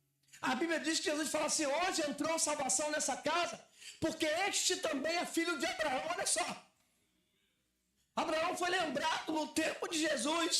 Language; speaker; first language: Portuguese; native; Portuguese